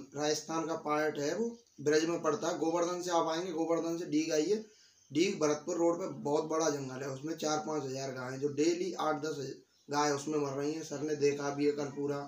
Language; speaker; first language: Hindi; native; Hindi